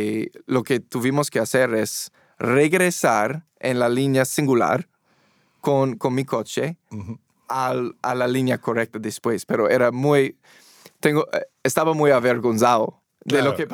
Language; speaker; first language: Spanish; non-native, fluent; English